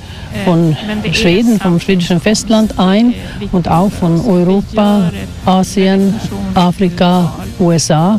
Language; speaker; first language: German; non-native, fluent; Swedish